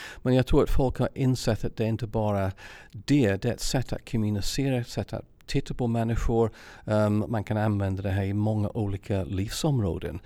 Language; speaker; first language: Swedish; non-native, fluent; English